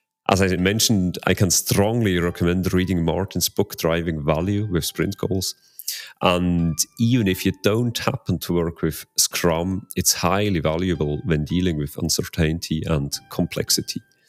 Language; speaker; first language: English; non-native, fluent; Swiss German